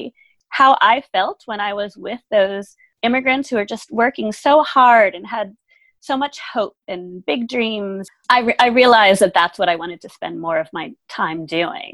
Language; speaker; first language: English; early bilingual, other home language; German